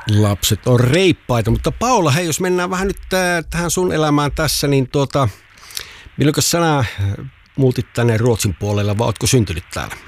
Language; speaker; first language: Finnish; native; Finnish